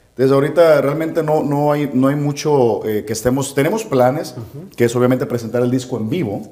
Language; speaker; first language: Spanish; native; Spanish